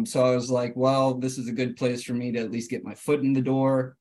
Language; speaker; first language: English; native; English